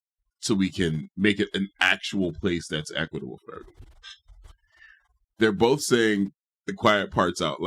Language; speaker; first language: English; native; English